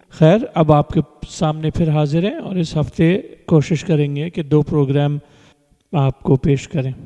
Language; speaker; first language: Urdu; early bilingual, heritage; Urdu